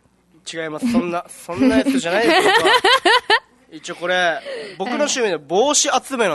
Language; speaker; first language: Japanese; native; Japanese